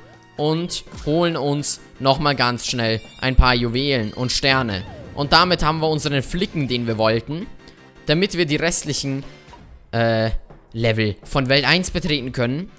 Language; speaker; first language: German; native; German